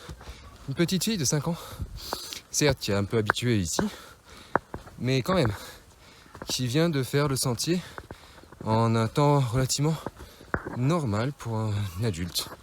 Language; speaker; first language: French; native; French